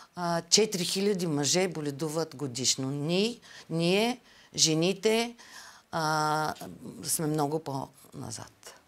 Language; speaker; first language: Bulgarian; native; Bulgarian